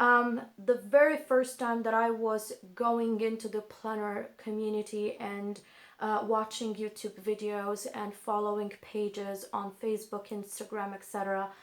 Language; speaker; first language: English; non-native, fluent; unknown